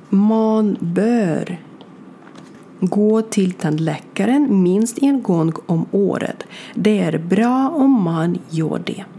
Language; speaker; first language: Swedish; non-native, learner; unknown